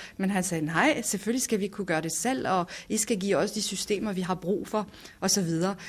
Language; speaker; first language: Danish; native; Danish